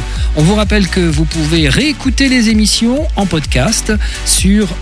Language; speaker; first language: French; native; French